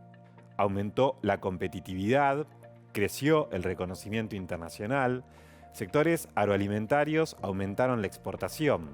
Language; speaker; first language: Spanish; native; Spanish